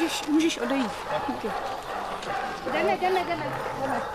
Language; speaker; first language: Russian; non-native, learner; Czech